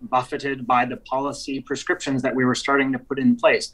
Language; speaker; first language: English; native; English